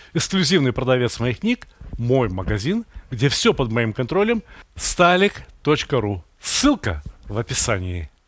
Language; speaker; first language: Russian; native; Russian